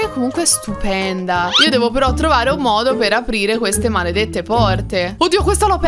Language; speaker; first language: Italian; native; Italian